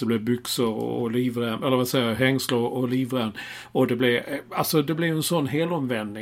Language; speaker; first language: Swedish; native; Swedish